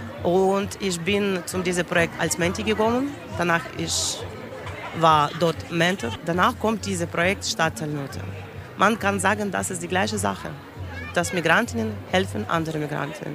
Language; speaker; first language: German; non-native, learner; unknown